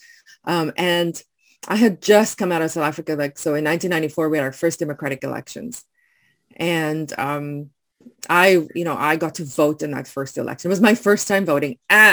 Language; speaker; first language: English; non-native, local second language; Afrikaans